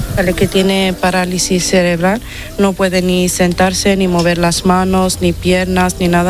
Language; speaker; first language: Spanish; non-native, fluent; Italian